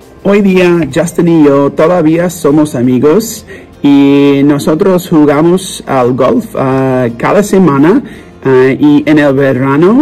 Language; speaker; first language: Spanish; non-native, learner; English